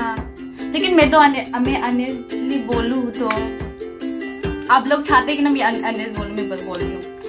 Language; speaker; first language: Hindi; non-native, local second language; Bodo